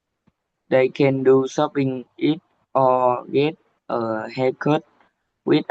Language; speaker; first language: English; non-native, learner; Vietnamese